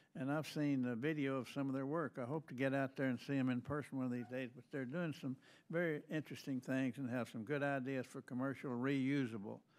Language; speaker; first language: English; native; English